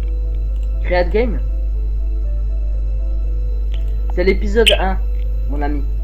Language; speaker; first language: French; native; French